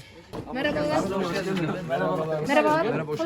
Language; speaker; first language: Turkish; non-native, learner; Russian